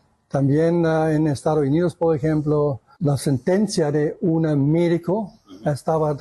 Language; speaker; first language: Spanish; non-native, learner; German